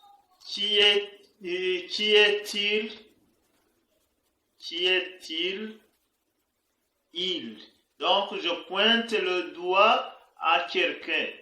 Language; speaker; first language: French; non-native, fluent; Kinyarwanda